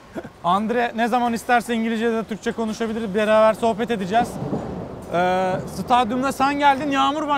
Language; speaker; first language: Turkish; native; Turkish